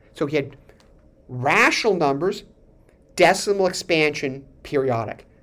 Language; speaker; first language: English; native; English